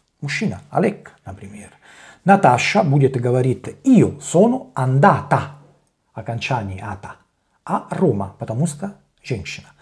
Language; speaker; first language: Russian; non-native, learner; Italian